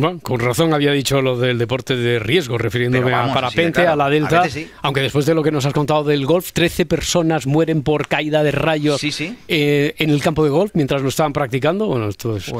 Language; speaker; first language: Spanish; native; Spanish